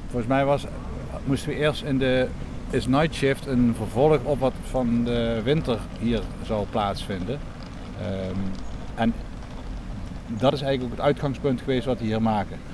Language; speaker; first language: Dutch; native; Dutch